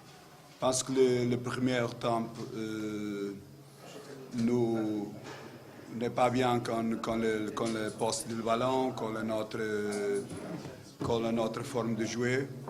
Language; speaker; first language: French; non-native, learner; Portuguese